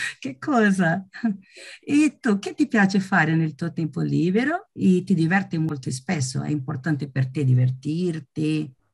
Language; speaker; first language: Italian; non-native, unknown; Portuguese